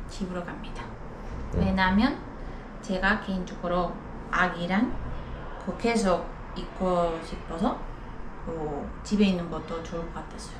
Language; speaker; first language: Korean; non-native, learner; Spanish